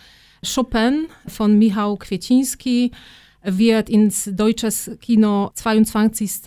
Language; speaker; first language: German; non-native, fluent; Polish